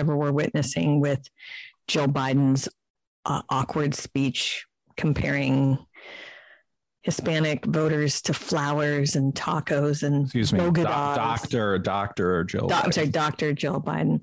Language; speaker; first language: English; native; English